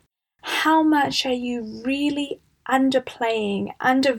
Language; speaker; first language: English; native; English